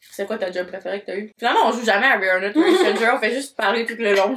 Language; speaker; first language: French; native; French